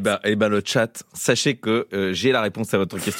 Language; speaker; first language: French; native; French